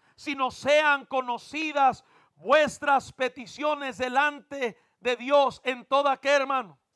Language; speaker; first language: Spanish; early bilingual, heritage; Spanish